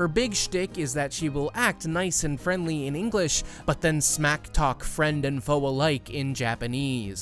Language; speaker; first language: English; native; English